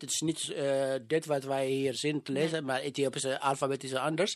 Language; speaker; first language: Dutch; non-native, fluent; Amharic